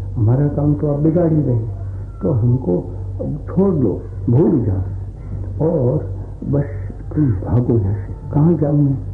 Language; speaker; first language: Hindi; non-native, local second language; Gujarati